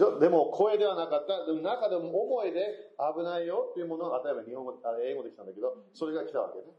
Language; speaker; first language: Japanese; non-native, fluent; English